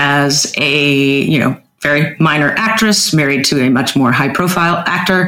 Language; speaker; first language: English; native; English